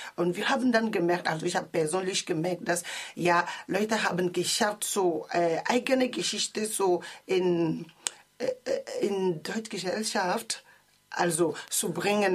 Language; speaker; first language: German; non-native, learner; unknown